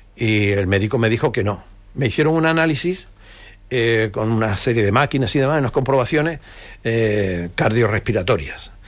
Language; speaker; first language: Spanish; native; Spanish